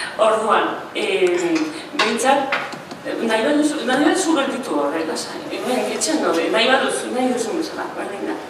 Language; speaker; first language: Basque; non-native, local second language; Spanish